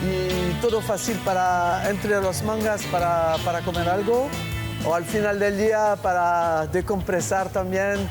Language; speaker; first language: Spanish; non-native, fluent; French